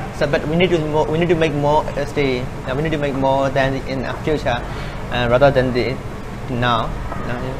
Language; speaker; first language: English; non-native, learner; Burmese